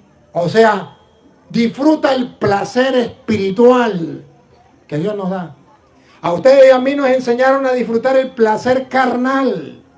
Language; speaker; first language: Spanish; native; Spanish